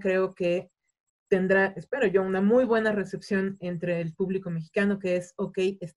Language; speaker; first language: Spanish; native; Spanish